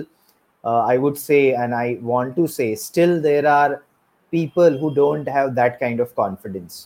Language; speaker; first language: English; non-native, local second language; Gujarati